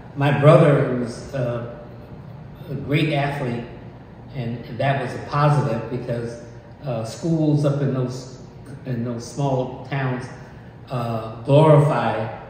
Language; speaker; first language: English; native; English